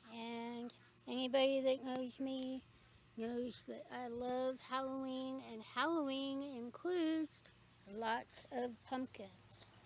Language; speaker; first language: English; native; English